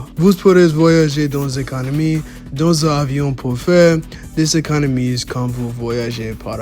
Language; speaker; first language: French; non-native, learner; English